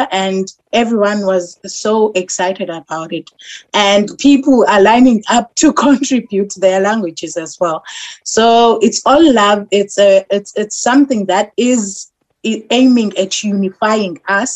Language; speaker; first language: English; non-native, local second language; Xhosa